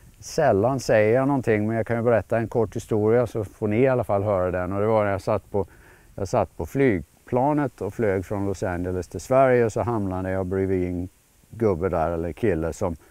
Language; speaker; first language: Swedish; native; Swedish